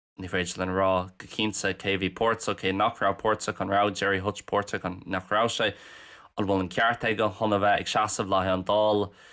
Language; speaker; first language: Irish; non-native, local second language; English